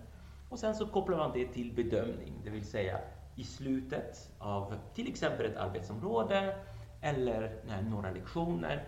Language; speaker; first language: Swedish; non-native, fluent; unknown